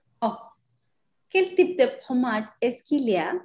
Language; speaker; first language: French; non-native, learner; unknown